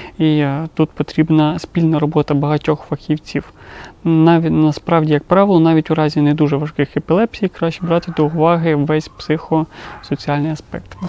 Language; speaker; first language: Ukrainian; non-native, local second language; Russian